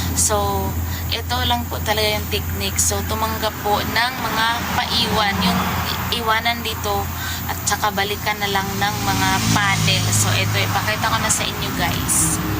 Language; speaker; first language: Filipino; non-native, local second language; Cebuano